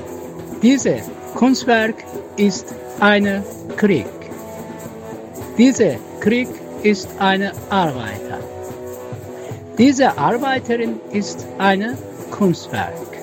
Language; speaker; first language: German; non-native, learner; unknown